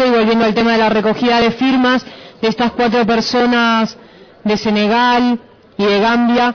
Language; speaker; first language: Spanish; native; Spanish